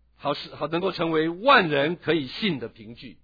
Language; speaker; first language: Chinese; native; Chinese